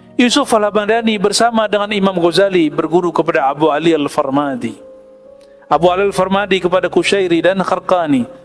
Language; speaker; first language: Malay; non-native, local second language; Minangkabau